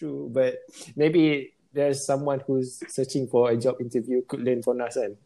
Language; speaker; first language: English; non-native, local second language; Malay